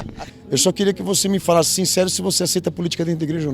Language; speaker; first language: Portuguese; native; Portuguese